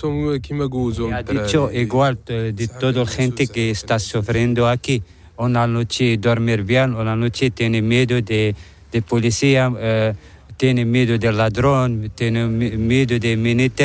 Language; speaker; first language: Spanish; non-native, learner; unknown